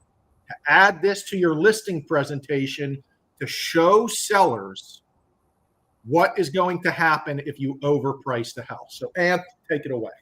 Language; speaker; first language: English; native; English